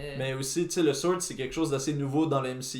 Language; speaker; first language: French; native; French